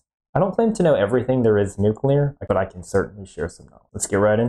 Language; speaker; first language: English; native; English